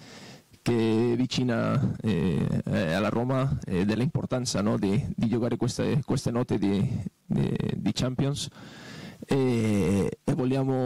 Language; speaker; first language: Italian; non-native, fluent; Spanish